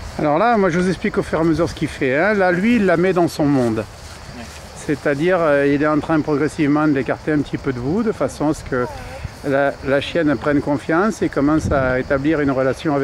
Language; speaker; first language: French; native; French